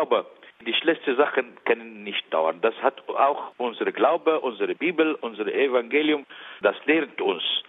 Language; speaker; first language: German; non-native, learner; Arabic